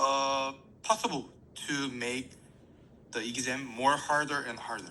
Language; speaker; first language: English; non-native, learner; Korean